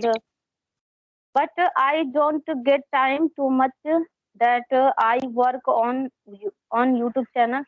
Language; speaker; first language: English; non-native, learner; Hindi